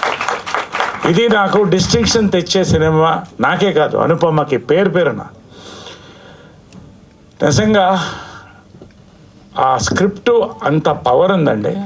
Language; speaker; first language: Telugu; native; Telugu